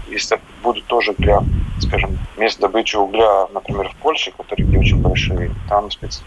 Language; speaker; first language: Russian; non-native, local second language; Latvian